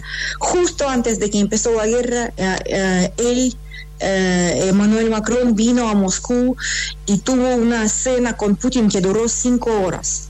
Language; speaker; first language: Spanish; non-native, fluent; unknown